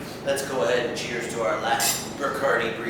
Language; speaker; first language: English; native; English